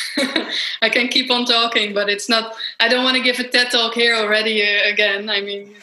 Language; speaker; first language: English; non-native, fluent; Dutch